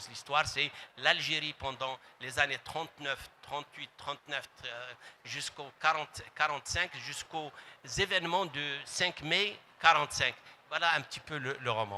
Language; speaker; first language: French; non-native, local second language; Arabic